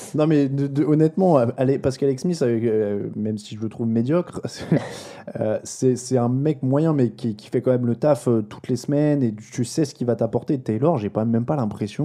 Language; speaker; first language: French; native; French